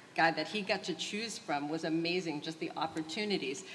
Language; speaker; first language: English; early bilingual, other home language; Portuguese